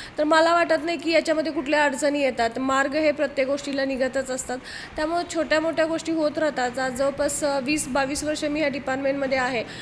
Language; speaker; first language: Marathi; native; Marathi